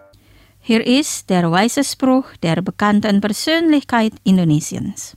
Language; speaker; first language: German; non-native, fluent; Indonesian